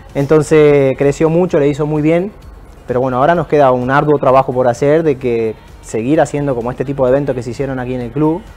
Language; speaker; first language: Spanish; native; Spanish